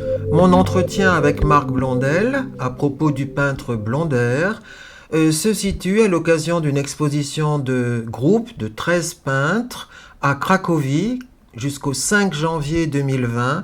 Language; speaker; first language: French; native; French